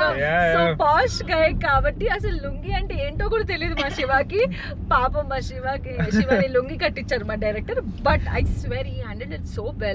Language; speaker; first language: Telugu; native; Telugu